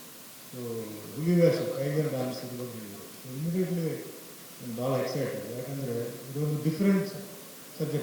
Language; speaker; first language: Kannada; non-native, fluent; Tulu